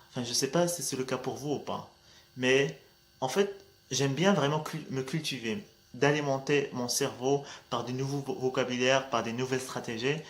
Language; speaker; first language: French; non-native, local second language; Arabic